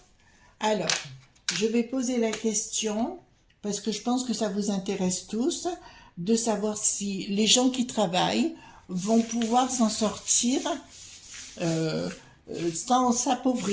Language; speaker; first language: French; native; French